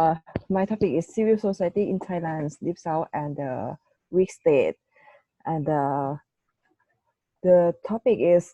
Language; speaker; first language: English; non-native, learner; Thai